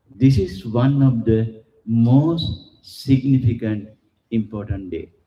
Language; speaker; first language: English; non-native, local second language; Sinhala